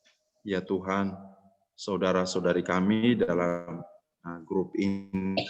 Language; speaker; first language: Indonesian; native; Indonesian